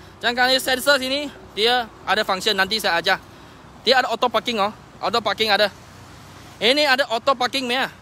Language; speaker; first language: Malay; non-native, local second language; Chinese